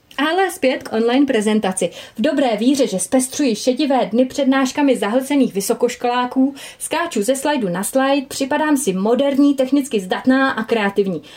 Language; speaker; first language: Czech; native; Czech